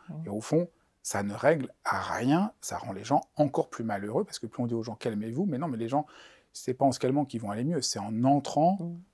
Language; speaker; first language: French; native; French